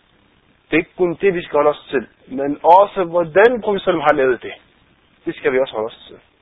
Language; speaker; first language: Danish; non-native, fluent; Arabic